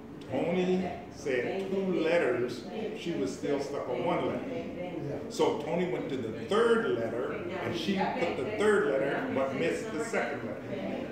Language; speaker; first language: English; native; English